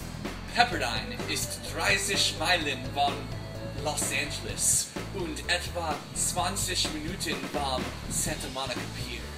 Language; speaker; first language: German; non-native, learner; English